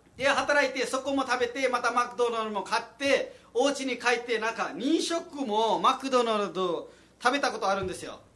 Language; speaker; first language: Japanese; non-native, fluent; Nepali